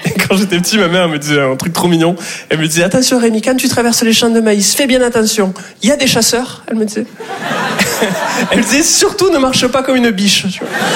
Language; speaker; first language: French; native; French